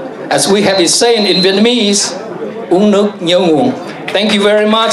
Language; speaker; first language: English; non-native, fluent; Vietnamese